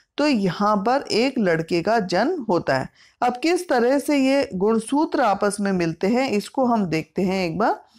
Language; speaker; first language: Hindi; native; Hindi